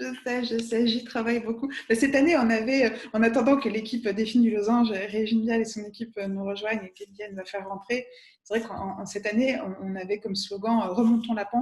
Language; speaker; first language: French; native; French